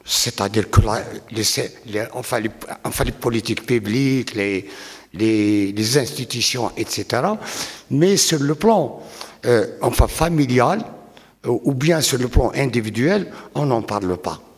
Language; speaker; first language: French; non-native, local second language; Arabic